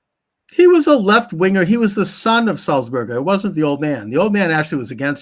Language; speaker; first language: English; native; English